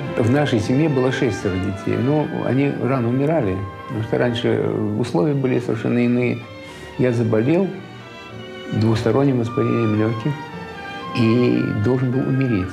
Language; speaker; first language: Russian; non-native, local second language; Kazakh